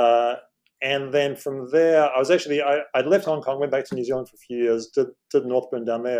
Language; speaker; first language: English; native; English